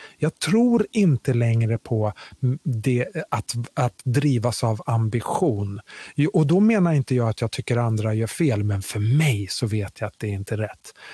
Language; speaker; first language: Swedish; native; Swedish